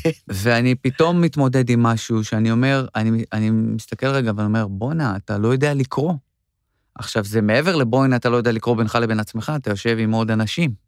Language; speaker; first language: Hebrew; native; Hebrew